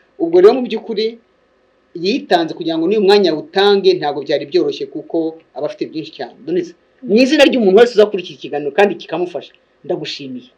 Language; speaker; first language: Kinyarwanda; native; Kinyarwanda